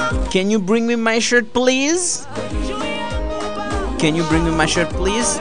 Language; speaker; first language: English; non-native, learner; Haitian Creole